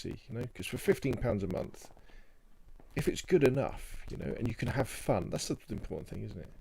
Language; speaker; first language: English; native; English